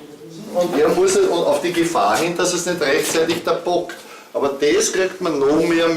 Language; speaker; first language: German; native; German